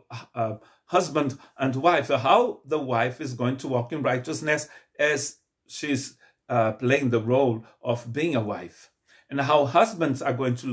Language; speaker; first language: English; non-native, fluent; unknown